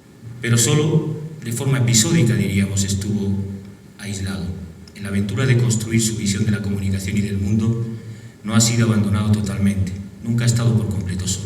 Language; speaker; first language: Spanish; native; Spanish